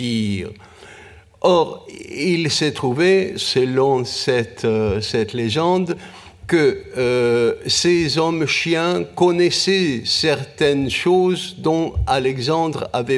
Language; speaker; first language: French; non-native, fluent; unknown